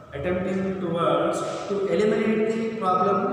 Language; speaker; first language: English; non-native, local second language; Kannada